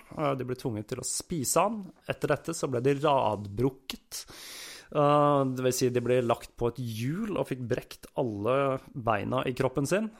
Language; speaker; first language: Norwegian; native; Norwegian